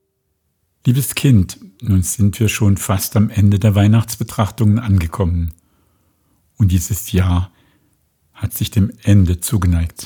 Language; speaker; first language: German; native; German